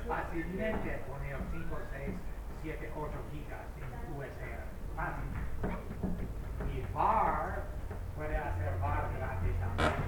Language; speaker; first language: Spanish; non-native, fluent; English